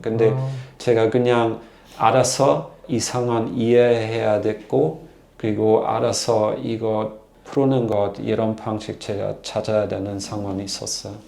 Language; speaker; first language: Korean; non-native, learner; German